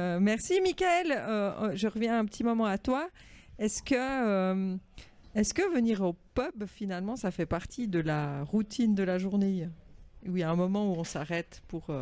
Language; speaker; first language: French; native; French